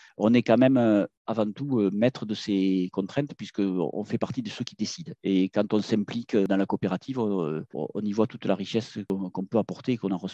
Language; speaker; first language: French; native; French